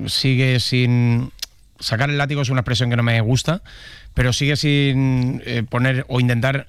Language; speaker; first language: Spanish; native; Spanish